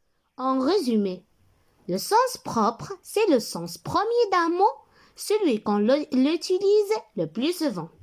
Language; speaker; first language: French; non-native, local second language; Arabic